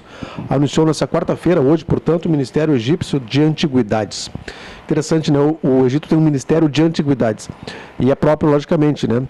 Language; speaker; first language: Portuguese; native; Portuguese